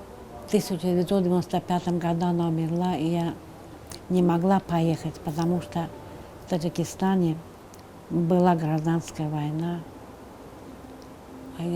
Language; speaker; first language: Russian; non-native, fluent; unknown